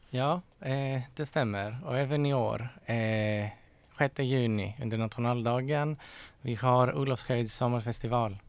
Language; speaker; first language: Swedish; non-native, fluent; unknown